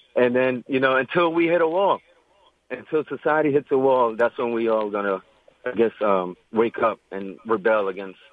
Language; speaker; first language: English; native; English